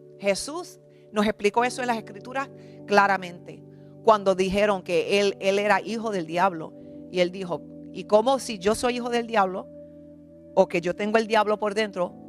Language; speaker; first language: Spanish; early bilingual, heritage; Spanish